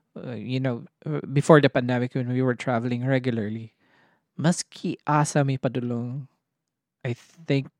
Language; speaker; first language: English; non-native, local second language; Cebuano